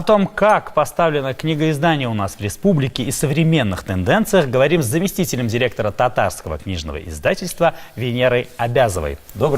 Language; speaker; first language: Russian; native; Russian